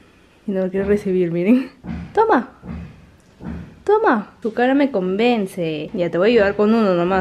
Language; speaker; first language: Spanish; native; Spanish